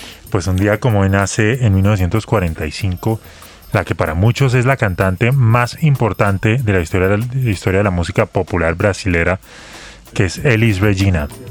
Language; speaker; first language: Spanish; native; Spanish